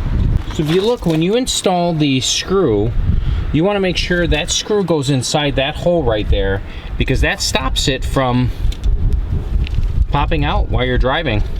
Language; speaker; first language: English; native; English